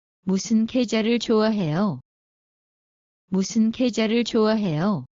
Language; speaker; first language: Korean; non-native, learner; Bangla